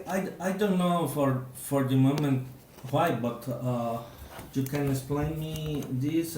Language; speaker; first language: English; non-native, learner; Spanish